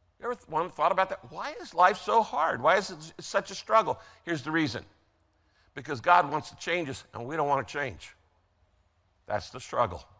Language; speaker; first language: English; native; English